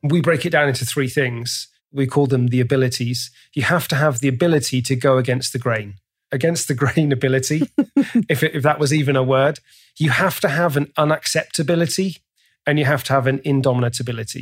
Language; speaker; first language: English; native; English